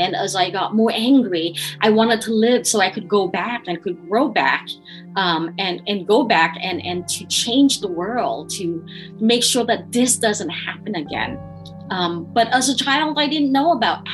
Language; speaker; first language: English; early bilingual, other home language; Khmer